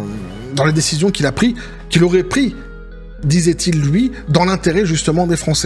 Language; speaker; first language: French; native; French